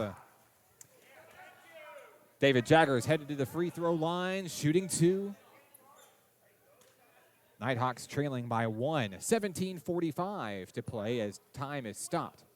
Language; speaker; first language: English; native; English